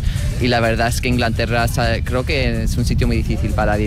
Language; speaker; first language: Spanish; early bilingual, heritage; Spanish